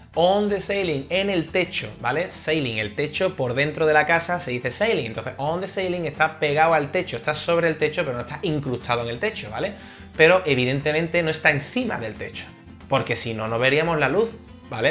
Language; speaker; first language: Spanish; native; Spanish